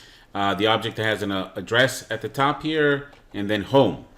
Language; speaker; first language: English; native; English